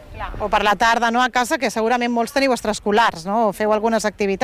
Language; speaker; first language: Catalan; native; Catalan